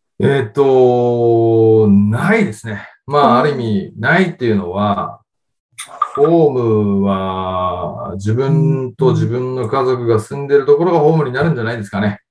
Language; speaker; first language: Japanese; native; Japanese